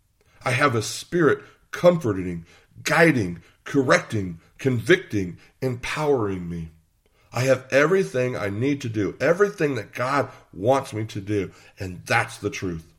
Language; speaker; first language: English; native; English